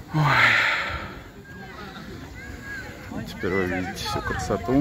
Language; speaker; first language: Russian; native; Russian